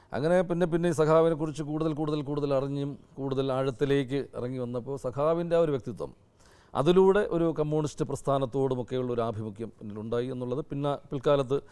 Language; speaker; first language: Malayalam; native; Malayalam